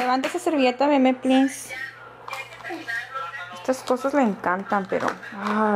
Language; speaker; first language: Spanish; native; Spanish